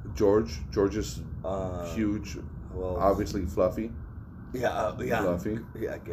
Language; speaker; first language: English; early bilingual, other home language; Spanish